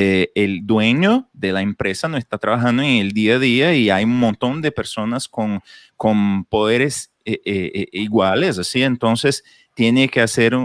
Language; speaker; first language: Spanish; non-native, fluent; Portuguese